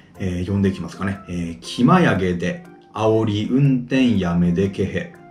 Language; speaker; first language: Japanese; native; Japanese